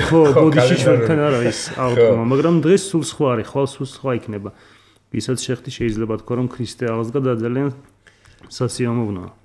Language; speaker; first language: Georgian; non-native, local second language; Armenian